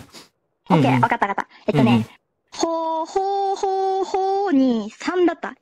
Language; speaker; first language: Japanese; native; Japanese